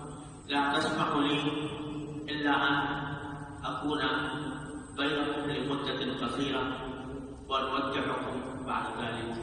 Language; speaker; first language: Arabic; non-native, fluent; Urdu